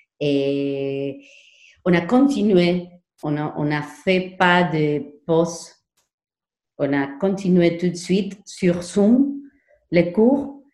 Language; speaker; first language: French; non-native, learner; Spanish